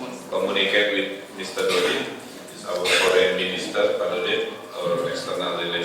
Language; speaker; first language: English; non-native, fluent; Indonesian